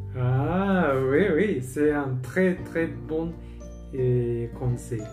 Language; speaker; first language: French; non-native, learner; Spanish